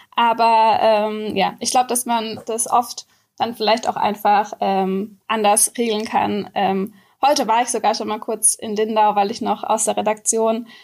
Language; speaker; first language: German; native; German